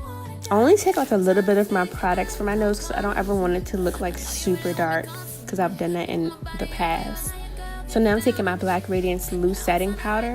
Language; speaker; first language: English; native; English